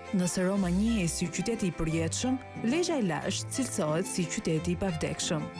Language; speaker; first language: Albanian; native; Albanian